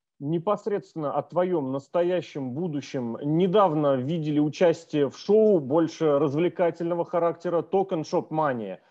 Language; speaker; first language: Russian; native; Russian